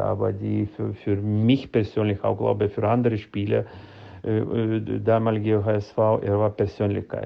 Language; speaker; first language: German; non-native, learner; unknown